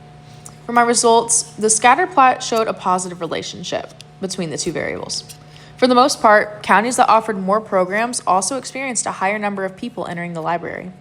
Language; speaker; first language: English; native; English